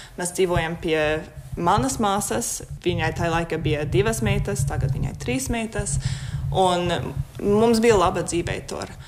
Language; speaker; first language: Latvian; non-native, fluent; English